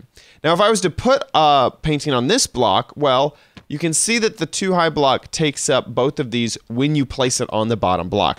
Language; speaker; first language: English; native; English